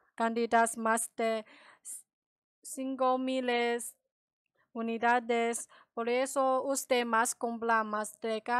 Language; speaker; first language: Spanish; non-native, learner; Chinese